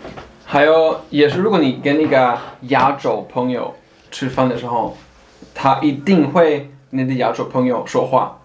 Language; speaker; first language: Chinese; non-native, fluent; Swedish